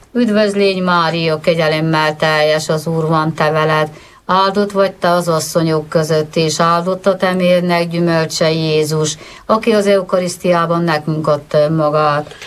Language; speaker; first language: Hungarian; native; Hungarian